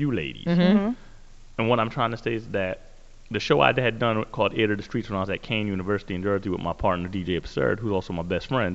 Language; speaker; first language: English; native; English